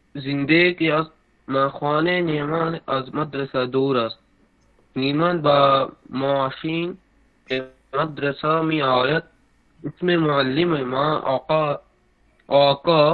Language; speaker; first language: Persian; non-native, learner; Bangla